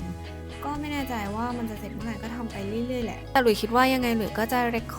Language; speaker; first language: Thai; native; Thai